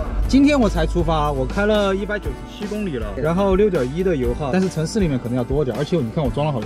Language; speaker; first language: Chinese; native; Chinese